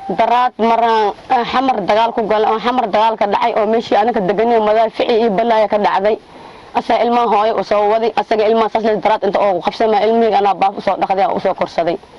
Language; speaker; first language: Somali; native; Somali